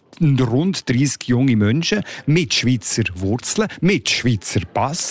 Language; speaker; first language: German; native; German